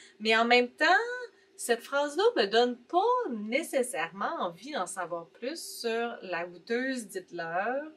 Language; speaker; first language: French; native; French